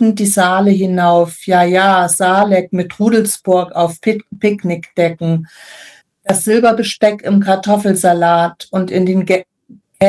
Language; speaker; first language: German; native; German